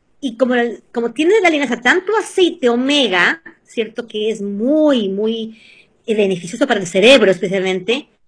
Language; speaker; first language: Spanish; early bilingual, heritage; Spanish